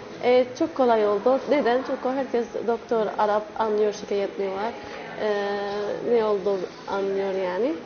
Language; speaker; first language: Turkish; non-native, learner; Arabic